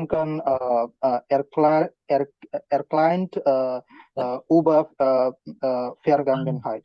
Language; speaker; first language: German; non-native, learner; Bangla